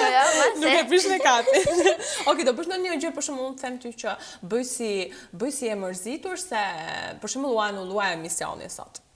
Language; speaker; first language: Albanian; native; Albanian